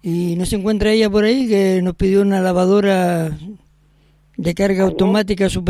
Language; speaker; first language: Spanish; native; Spanish